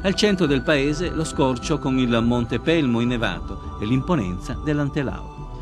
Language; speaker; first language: Italian; native; Italian